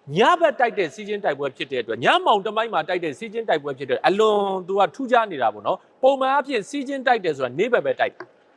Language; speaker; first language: Burmese; native; Burmese